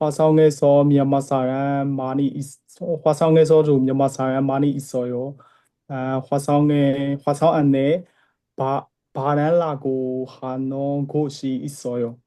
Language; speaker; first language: Korean; non-native, learner; Burmese